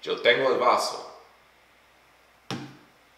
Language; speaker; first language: Spanish; non-native, fluent; English